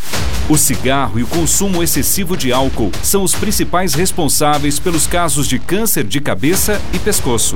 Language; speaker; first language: Portuguese; native; Portuguese